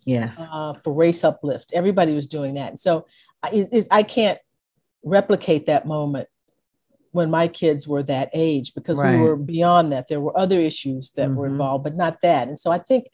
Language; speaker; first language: English; native; English